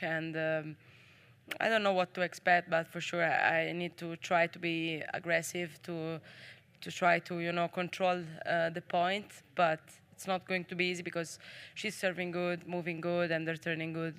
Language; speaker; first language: English; non-native, fluent; Italian